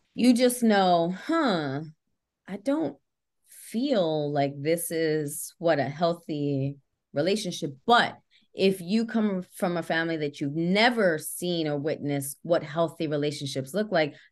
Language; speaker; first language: English; native; English